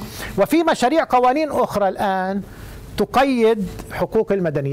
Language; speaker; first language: Arabic; native; Arabic